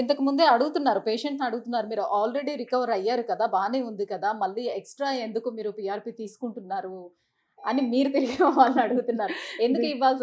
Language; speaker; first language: Telugu; native; Telugu